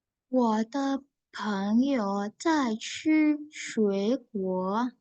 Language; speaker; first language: Chinese; non-native, fluent; Indonesian